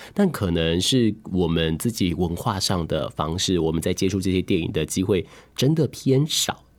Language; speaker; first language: Chinese; native; Chinese